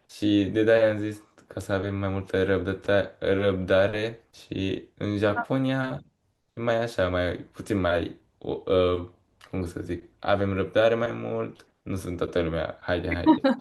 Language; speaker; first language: Romanian; early bilingual, heritage; Romanian